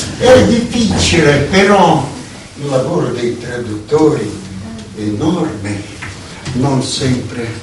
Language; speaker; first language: Italian; non-native, fluent; Russian